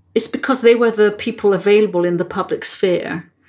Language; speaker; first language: English; native; English